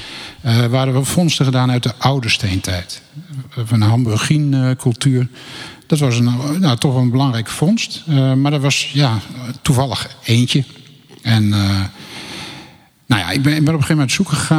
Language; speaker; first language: Dutch; native; Dutch